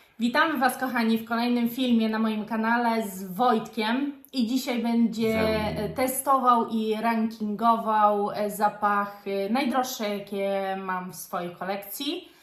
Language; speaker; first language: Polish; native; Polish